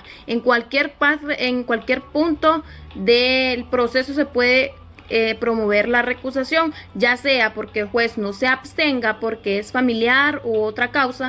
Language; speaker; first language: Spanish; native; Spanish